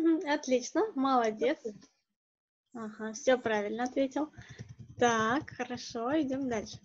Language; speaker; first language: Russian; native; Russian